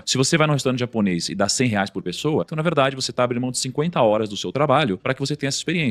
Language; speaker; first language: Portuguese; native; Portuguese